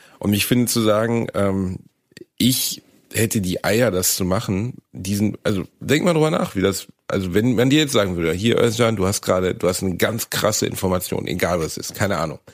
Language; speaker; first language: German; native; German